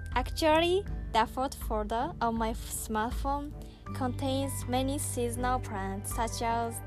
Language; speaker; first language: English; non-native, learner; Japanese